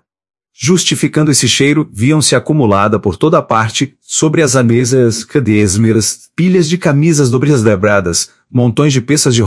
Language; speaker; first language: Portuguese; native; Portuguese